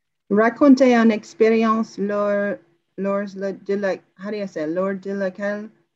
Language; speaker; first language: French; non-native, learner; English